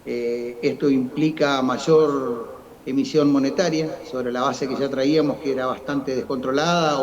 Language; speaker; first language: Spanish; native; Spanish